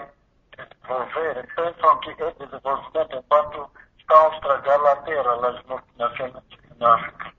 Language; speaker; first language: Spanish; non-native, learner; Portuguese